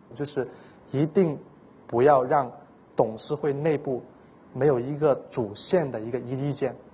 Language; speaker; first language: Chinese; native; Chinese